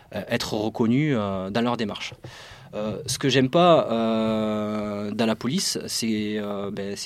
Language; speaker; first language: French; native; French